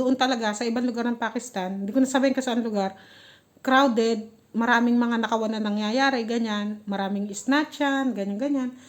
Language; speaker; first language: Filipino; native; Filipino